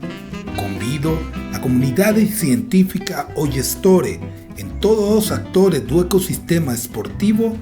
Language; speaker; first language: Portuguese; non-native, fluent; Spanish